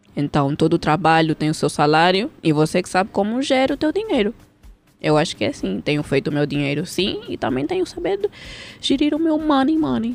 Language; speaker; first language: Portuguese; early bilingual, heritage; Portuguese